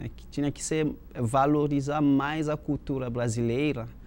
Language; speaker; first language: Portuguese; non-native, fluent; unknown